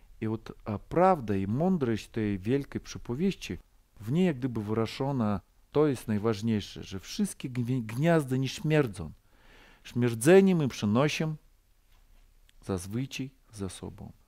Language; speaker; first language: Polish; non-native, fluent; Ukrainian